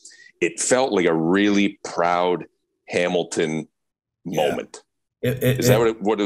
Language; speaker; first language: English; native; English